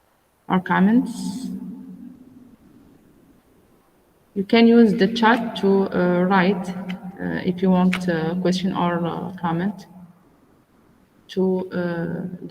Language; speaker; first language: English; non-native, learner; Arabic